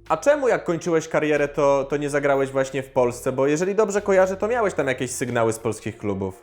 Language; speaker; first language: Polish; native; Polish